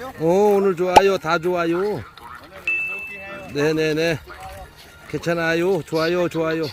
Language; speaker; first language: Korean; non-native, learner; Thai